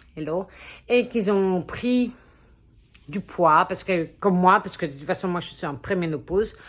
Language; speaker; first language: French; native; French